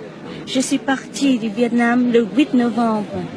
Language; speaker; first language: French; non-native, local second language; Vietnamese